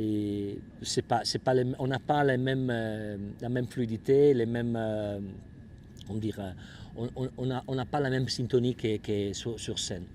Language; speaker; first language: French; non-native, fluent; Italian